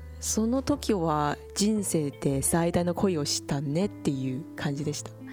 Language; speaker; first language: Japanese; non-native, fluent; Chinese